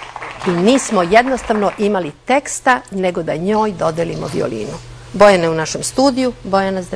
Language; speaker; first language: Serbian; native; Serbian